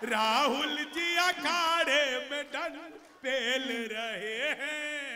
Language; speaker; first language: Hindi; native; Hindi